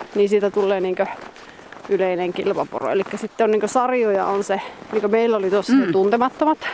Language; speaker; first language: Finnish; native; Finnish